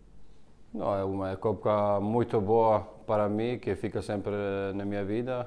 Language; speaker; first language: Portuguese; non-native, learner; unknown